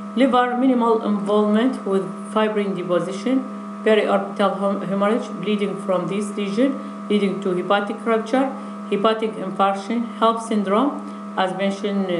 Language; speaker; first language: English; non-native, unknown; Arabic